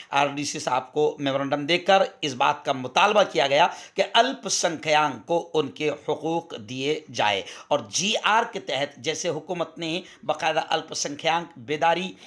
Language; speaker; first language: Urdu; native; Urdu